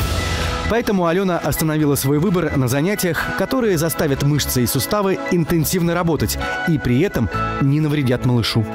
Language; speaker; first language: Russian; native; Russian